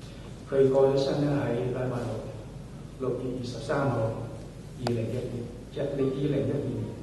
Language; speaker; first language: Cantonese; early bilingual, heritage; Cantonese